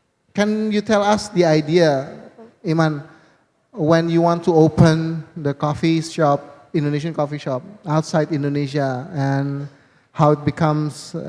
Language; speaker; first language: English; non-native, fluent; Indonesian